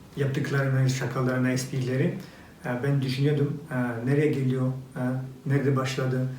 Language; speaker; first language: Turkish; non-native, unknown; Albanian